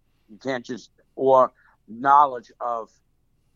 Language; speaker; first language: English; native; English